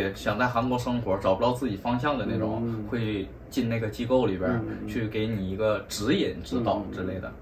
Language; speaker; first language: Chinese; native; Chinese